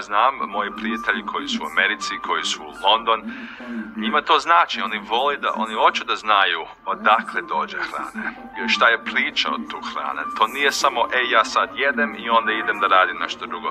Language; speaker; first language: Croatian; early bilingual, heritage; Croatian